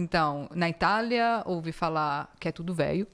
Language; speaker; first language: Portuguese; non-native, fluent; Italian